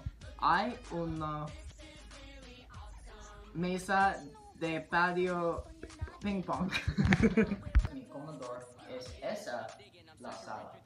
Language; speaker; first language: Spanish; non-native, learner; English